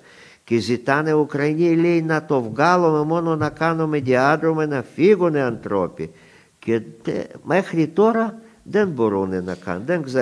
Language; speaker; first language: Greek; non-native, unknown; Russian